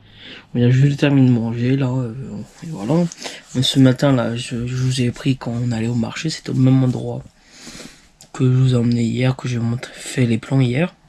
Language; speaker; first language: French; native; French